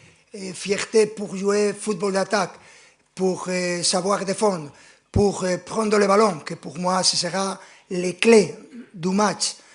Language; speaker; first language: French; non-native, fluent; Spanish